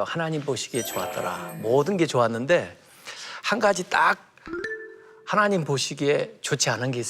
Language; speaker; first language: Korean; native; Korean